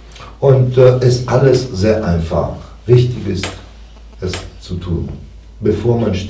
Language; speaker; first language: German; non-native, fluent; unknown